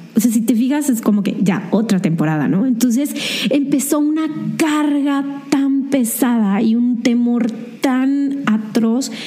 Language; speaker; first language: Spanish; native; Spanish